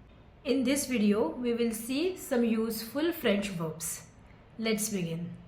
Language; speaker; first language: English; non-native, fluent; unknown